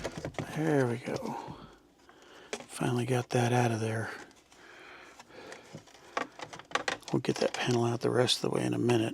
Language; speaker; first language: English; native; English